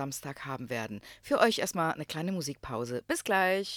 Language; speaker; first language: German; non-native, fluent; Croatian